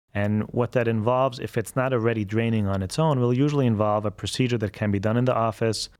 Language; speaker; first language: English; non-native, fluent; German